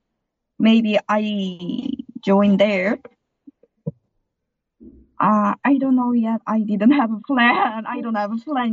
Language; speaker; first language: English; non-native, learner; Korean